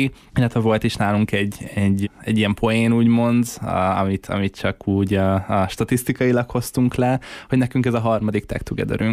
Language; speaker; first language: Hungarian; native; Hungarian